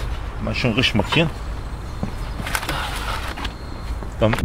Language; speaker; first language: German; early bilingual, other home language; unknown